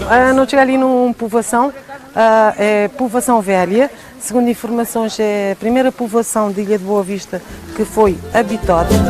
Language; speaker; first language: Portuguese; non-native, local second language; Kabuverdianu